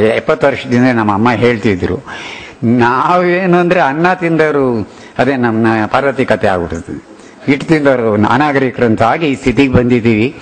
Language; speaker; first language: Kannada; non-native, local second language; Telugu